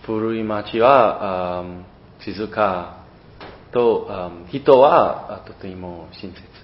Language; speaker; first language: Japanese; non-native, learner; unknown